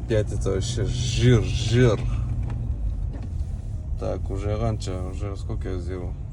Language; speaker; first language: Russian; non-native, local second language; Kyrgyz